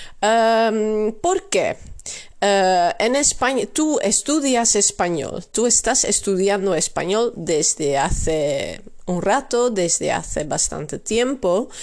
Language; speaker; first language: Spanish; non-native, fluent; Dutch